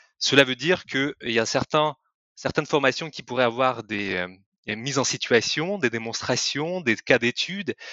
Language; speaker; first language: French; non-native, fluent; Russian